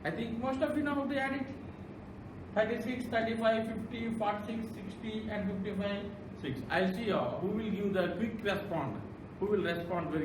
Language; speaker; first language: English; non-native, local second language; Telugu